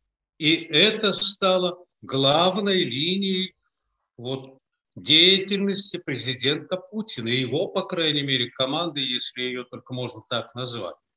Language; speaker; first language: Russian; native; Russian